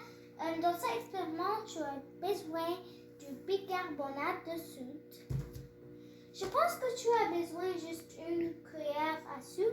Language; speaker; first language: French; non-native, learner; English